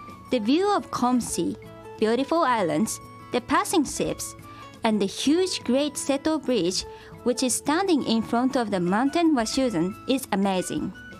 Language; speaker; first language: English; non-native, fluent; Japanese